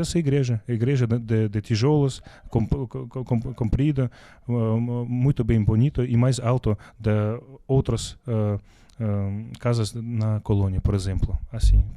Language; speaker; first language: Portuguese; non-native, learner; Russian